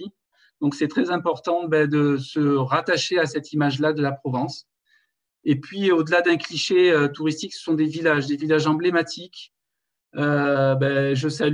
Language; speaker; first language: French; native; French